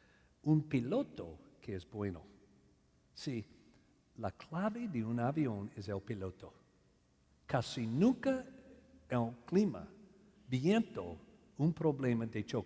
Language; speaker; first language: Spanish; non-native, learner; English